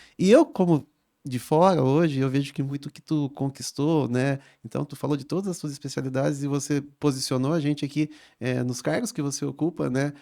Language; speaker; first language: Portuguese; native; Portuguese